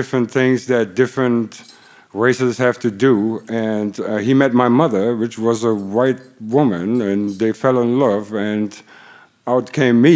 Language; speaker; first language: English; non-native, fluent; German